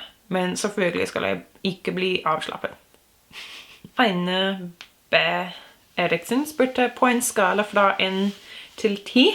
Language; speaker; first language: Norwegian; non-native, learner; English